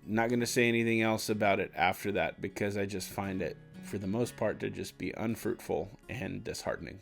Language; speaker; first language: English; native; English